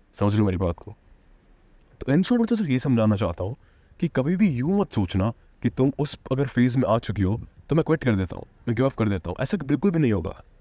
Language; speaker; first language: Hindi; native; Hindi